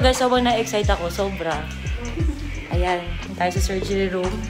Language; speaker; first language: Filipino; native; Filipino